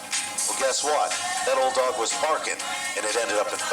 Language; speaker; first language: English; native; English